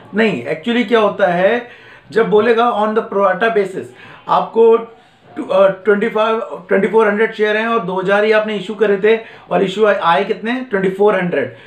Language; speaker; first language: Hindi; native; Hindi